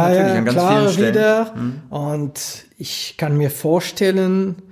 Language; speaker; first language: German; non-native, local second language; French